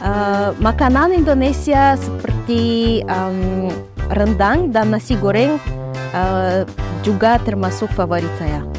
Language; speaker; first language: Indonesian; non-native, fluent; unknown